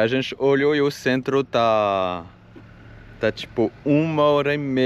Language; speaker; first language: Portuguese; non-native, fluent; French